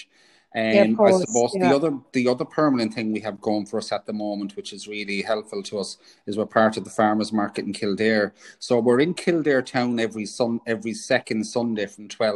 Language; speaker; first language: English; native; English